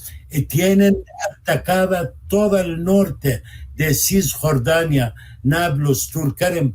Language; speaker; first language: Spanish; non-native, fluent; Arabic